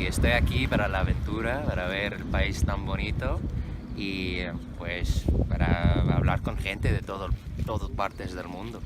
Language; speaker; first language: Spanish; non-native, fluent; English